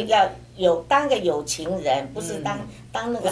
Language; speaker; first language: Chinese; native; Chinese